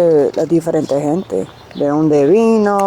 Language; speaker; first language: Spanish; early bilingual, heritage; Spanish